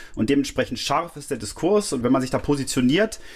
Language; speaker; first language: German; native; German